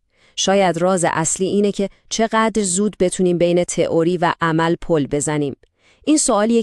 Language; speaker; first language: Persian; native; Persian